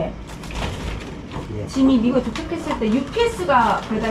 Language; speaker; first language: Korean; native; Korean